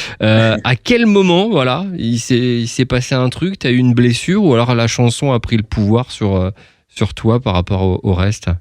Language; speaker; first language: French; native; French